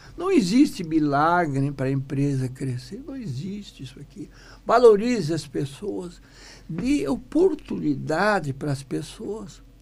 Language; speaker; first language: Portuguese; non-native, local second language; German